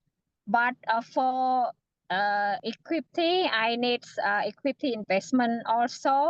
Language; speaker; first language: English; non-native, fluent; Khmer